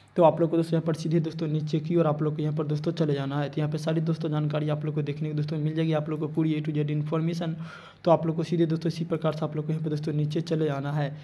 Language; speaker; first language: Hindi; non-native, local second language; Odia